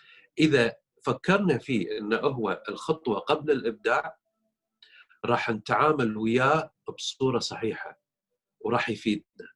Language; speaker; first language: Arabic; native; Arabic